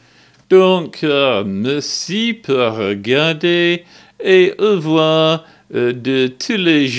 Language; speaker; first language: French; non-native, learner; English